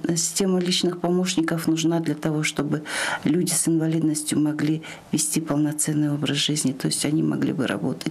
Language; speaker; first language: Russian; non-native, local second language; Kyrgyz